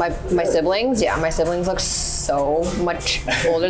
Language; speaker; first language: English; native; English